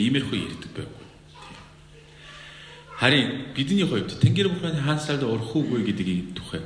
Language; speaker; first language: Mongolian; non-native, fluent; Korean